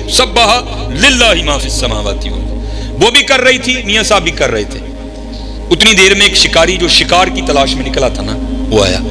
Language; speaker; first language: Urdu; non-native, local second language; Punjabi